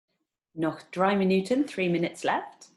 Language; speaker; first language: German; non-native, fluent; English